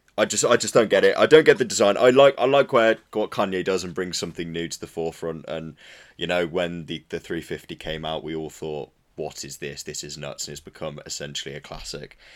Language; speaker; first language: English; native; English